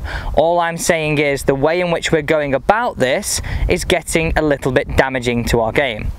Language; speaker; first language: English; native; English